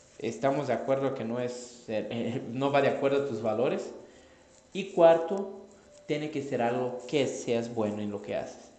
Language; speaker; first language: Spanish; non-native, fluent; Portuguese